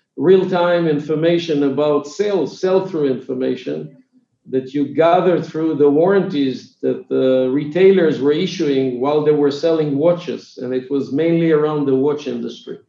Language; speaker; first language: English; non-native, fluent; Hebrew